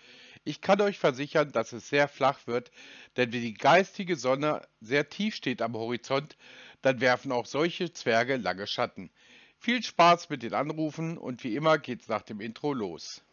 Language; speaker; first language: German; native; German